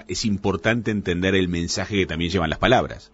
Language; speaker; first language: Spanish; native; Spanish